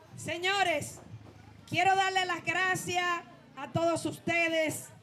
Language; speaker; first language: Spanish; native; Spanish